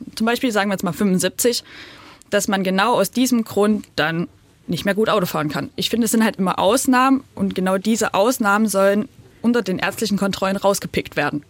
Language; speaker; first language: German; native; German